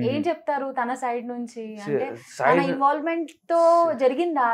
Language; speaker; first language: Telugu; native; Telugu